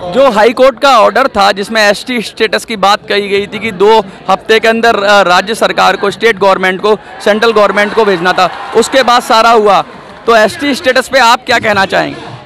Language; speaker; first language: Hindi; native; Hindi